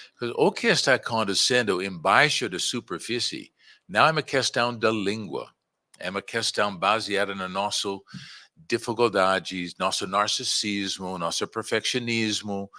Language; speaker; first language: Portuguese; non-native, fluent; English